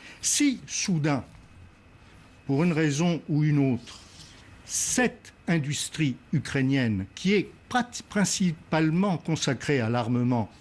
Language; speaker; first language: French; native; French